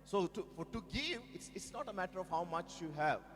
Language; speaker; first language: English; non-native, local second language; Sinhala